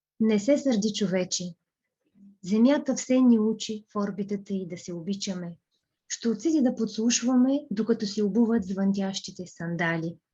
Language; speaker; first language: Bulgarian; native; Bulgarian